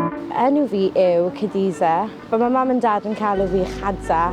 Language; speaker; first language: Welsh; non-native, local second language; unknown